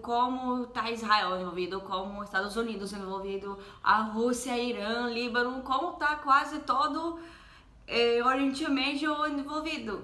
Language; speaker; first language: Portuguese; non-native, fluent; Hebrew